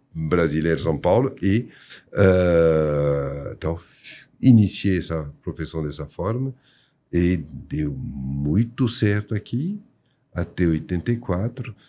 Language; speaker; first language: Portuguese; non-native, fluent; French